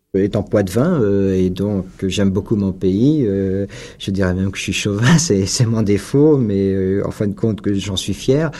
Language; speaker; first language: French; native; French